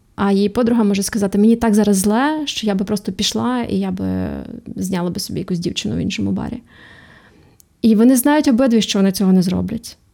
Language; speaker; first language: Ukrainian; native; Ukrainian